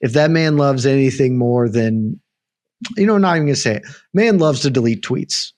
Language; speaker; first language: English; native; English